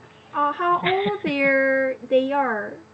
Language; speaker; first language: English; non-native, learner; Korean